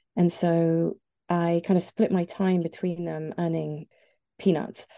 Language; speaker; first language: English; native; English